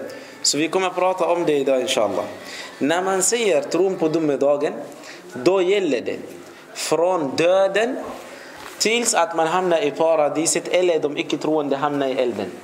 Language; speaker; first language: Swedish; non-native, fluent; Arabic